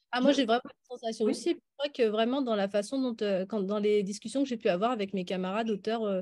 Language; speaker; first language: French; native; French